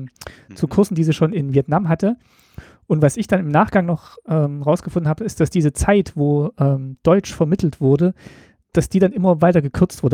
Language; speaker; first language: German; native; German